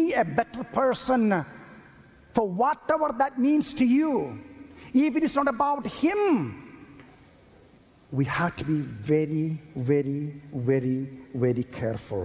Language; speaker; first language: English; non-native, local second language; Malayalam